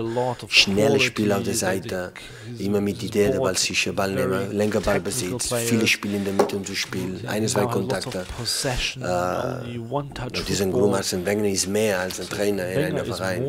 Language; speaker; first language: German; non-native, learner; Catalan